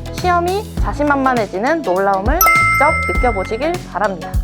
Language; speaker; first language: Korean; native; Korean